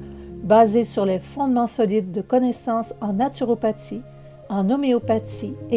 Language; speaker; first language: French; native; French